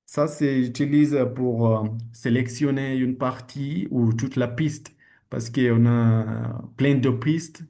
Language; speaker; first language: French; non-native, learner; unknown